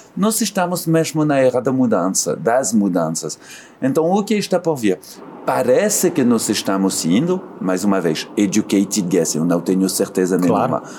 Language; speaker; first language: Portuguese; non-native, fluent; French